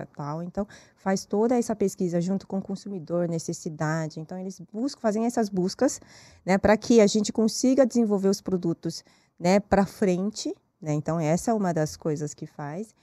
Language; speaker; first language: Portuguese; non-native, fluent; Korean